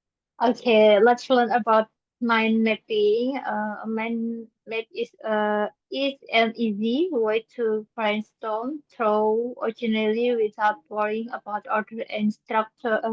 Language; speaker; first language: English; non-native, learner; Indonesian